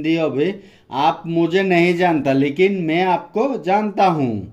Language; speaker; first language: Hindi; non-native, learner; Bangla